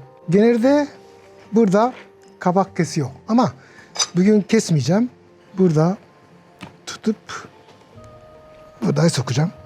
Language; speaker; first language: Turkish; non-native, learner; Japanese